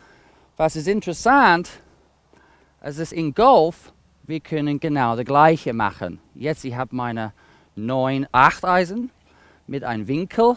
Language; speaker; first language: German; non-native, fluent; English